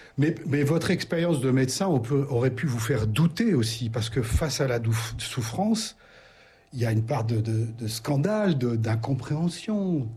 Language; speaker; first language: French; native; French